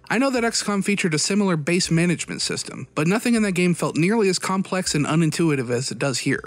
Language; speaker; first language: English; native; English